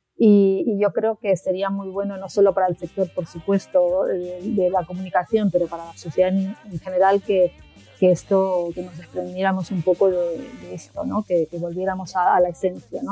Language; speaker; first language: Spanish; native; Spanish